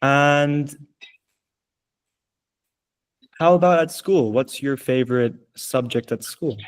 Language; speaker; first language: English; non-native, learner; Vietnamese